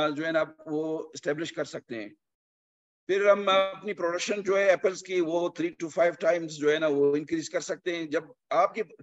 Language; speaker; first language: Urdu; non-native, local second language; Punjabi